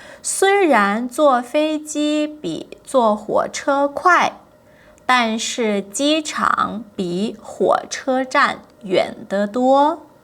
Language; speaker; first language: Chinese; non-native, fluent; Portuguese